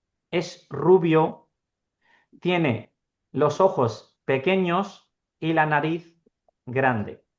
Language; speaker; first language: Spanish; non-native, fluent; Urdu